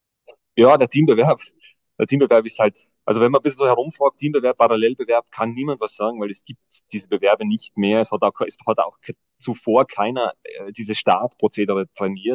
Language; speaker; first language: German; native; German